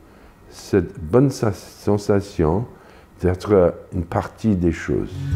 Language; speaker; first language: French; non-native, fluent; English